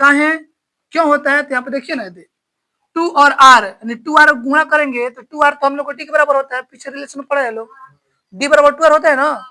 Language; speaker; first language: Hindi; native; Hindi